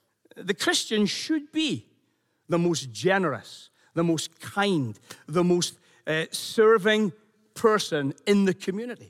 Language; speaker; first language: English; native; English